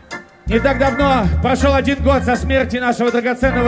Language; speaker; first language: Russian; native; Russian